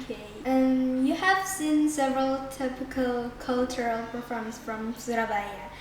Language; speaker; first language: English; non-native, learner; Indonesian